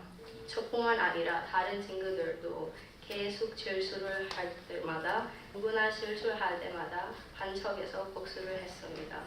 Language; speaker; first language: Korean; non-native, fluent; Swedish